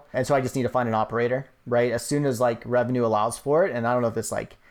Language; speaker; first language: English; native; English